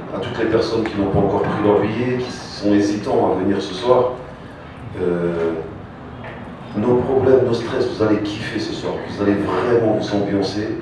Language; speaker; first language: French; native; French